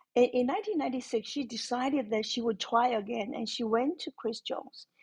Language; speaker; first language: English; non-native, fluent; Chinese